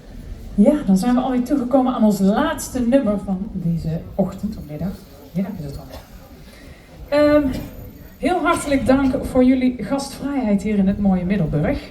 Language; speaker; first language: Dutch; native; Dutch